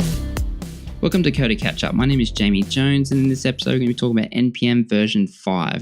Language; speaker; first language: English; native; English